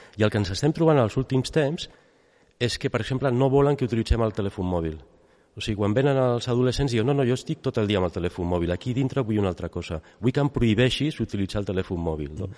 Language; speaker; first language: Catalan; native; Catalan